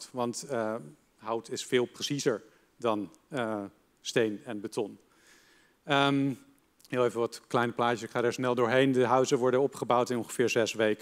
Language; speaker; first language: Dutch; native; Dutch